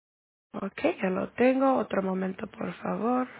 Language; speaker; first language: Spanish; early bilingual, heritage; Spanish